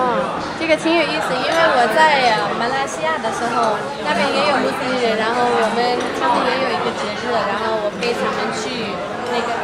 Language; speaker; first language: Chinese; non-native, fluent; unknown